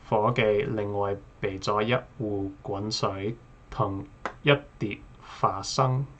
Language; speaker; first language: Cantonese; non-native, learner; English